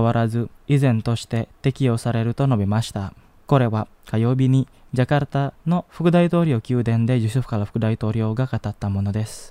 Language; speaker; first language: Japanese; non-native, fluent; Indonesian